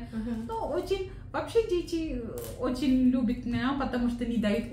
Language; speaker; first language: Russian; non-native, learner; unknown